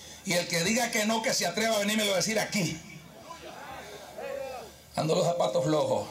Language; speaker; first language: Spanish; native; Spanish